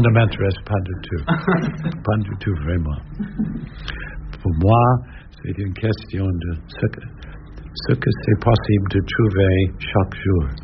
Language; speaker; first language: French; non-native, learner; English